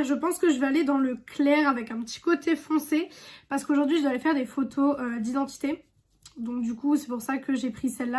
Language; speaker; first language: French; native; French